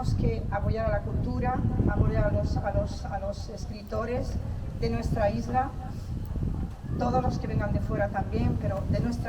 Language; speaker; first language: Spanish; non-native, fluent; Portuguese